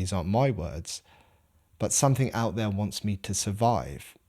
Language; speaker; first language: English; native; English